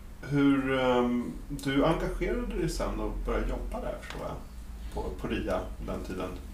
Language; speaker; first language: Swedish; native; Swedish